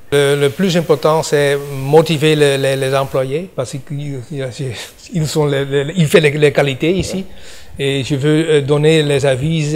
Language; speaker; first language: French; non-native, learner; Dutch